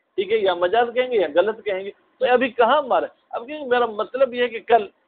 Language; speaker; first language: Urdu; non-native, local second language; Sindhi